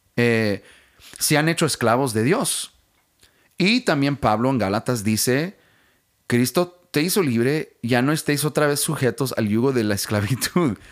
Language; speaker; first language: Spanish; non-native, fluent; English